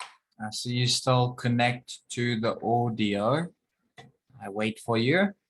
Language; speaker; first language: English; non-native, fluent; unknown